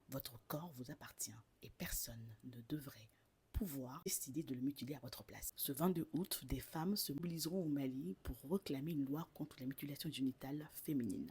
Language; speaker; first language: French; non-native, local second language; Bambara